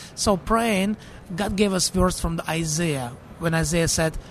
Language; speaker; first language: English; non-native, fluent; Russian